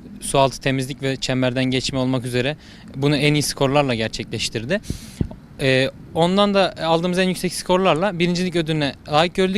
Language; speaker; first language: Turkish; native; Turkish